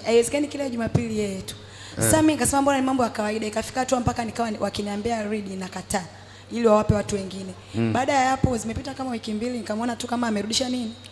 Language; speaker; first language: Swahili; native; Swahili